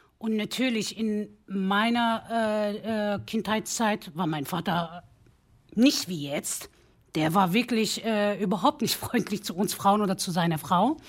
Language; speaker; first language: German; early bilingual, other home language; Kurdish